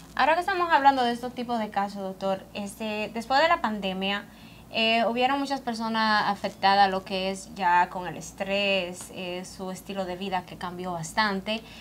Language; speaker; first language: Spanish; native; Spanish